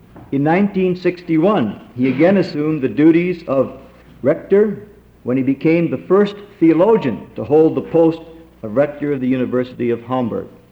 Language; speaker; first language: English; native; English